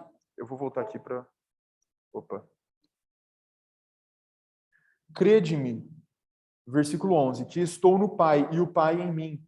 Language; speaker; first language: Portuguese; native; Portuguese